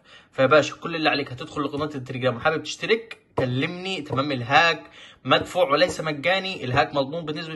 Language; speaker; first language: Arabic; native; Arabic